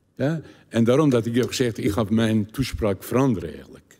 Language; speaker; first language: Dutch; non-native, learner; Turkish